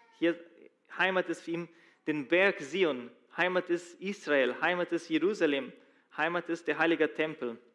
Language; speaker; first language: German; non-native, fluent; Portuguese